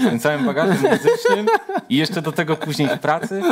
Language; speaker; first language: Polish; native; Polish